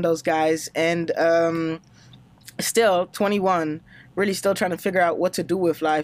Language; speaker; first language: English; non-native, fluent; German